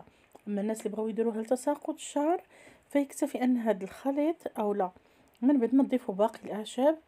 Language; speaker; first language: Arabic; native; Arabic